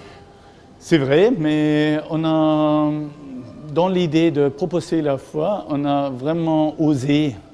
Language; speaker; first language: French; non-native, fluent; German